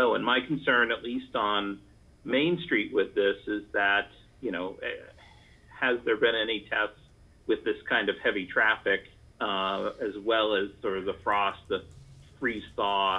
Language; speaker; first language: English; native; English